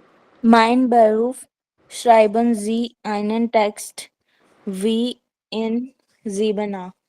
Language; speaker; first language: German; non-native, learner; Hindi